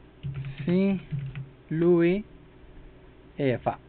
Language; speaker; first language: Italian; non-native, learner; Spanish